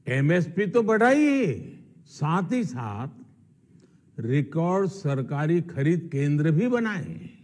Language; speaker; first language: Hindi; non-native, local second language; Gujarati